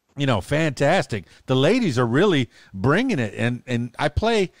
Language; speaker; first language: English; native; English